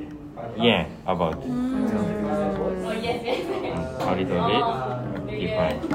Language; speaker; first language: English; non-native, learner; Japanese